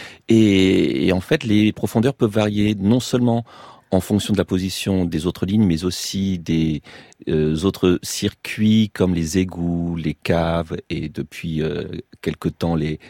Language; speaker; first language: French; native; French